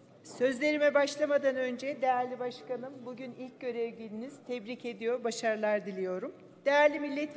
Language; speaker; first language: Turkish; native; Turkish